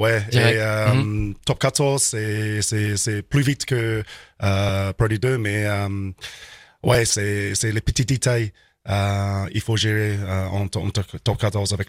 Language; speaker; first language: French; non-native, learner; English